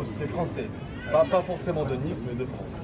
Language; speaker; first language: French; native; French